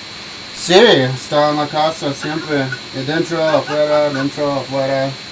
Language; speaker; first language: Spanish; non-native, learner; English